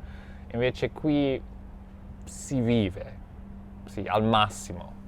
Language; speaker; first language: Italian; non-native, fluent; English